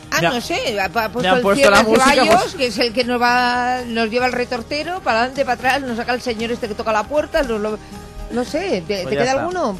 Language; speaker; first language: Spanish; native; Spanish